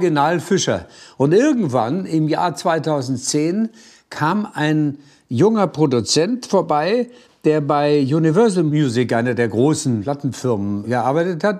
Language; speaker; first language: German; native; German